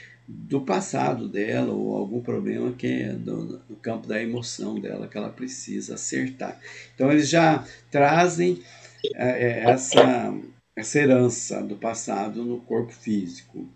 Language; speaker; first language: Portuguese; native; Portuguese